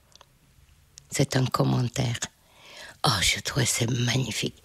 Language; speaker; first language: French; non-native, fluent; Hungarian